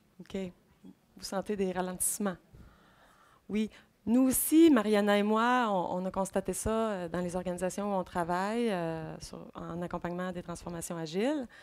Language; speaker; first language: French; native; French